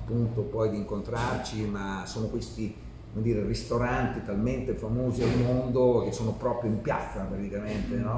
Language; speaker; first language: Italian; native; Italian